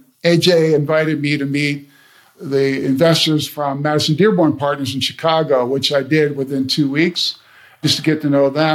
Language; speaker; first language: English; native; English